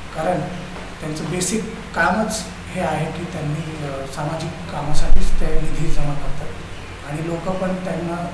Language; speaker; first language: Marathi; native; Marathi